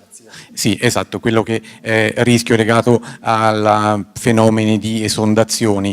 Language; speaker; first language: Italian; native; Italian